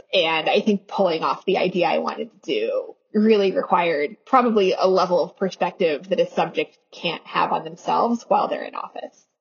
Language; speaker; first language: English; native; English